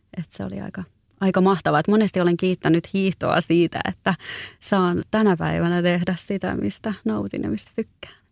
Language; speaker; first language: Finnish; native; Finnish